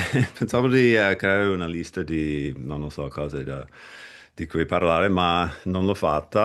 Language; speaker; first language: Italian; non-native, fluent; English